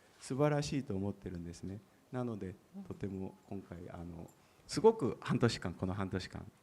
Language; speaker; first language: Japanese; native; Japanese